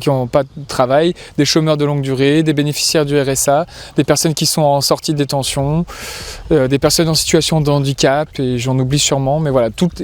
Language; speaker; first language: French; native; French